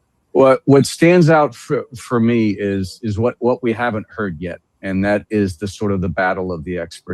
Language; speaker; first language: English; native; English